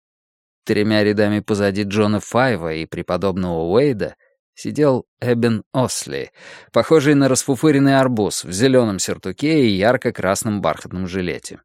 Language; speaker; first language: Russian; native; Russian